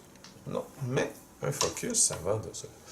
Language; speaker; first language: French; native; French